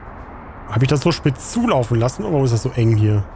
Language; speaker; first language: German; native; German